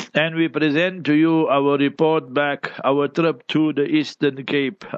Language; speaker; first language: English; native; English